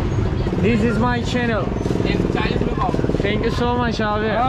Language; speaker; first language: English; non-native, learner; Turkish